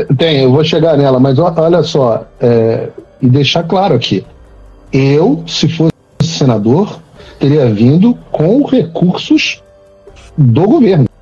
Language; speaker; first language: Portuguese; native; Portuguese